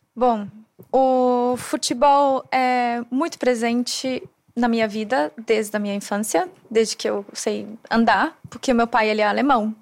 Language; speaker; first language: Portuguese; non-native, fluent; German